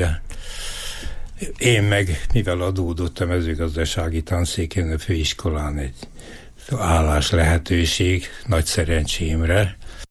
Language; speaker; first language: Hungarian; native; Hungarian